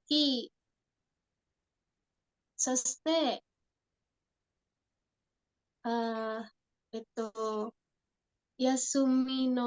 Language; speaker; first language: Japanese; non-native, learner; Indonesian